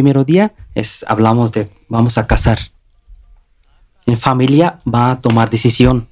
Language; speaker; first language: Spanish; non-native, learner; Bangla